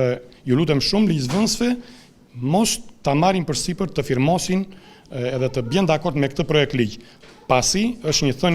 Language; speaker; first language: Albanian; native; Albanian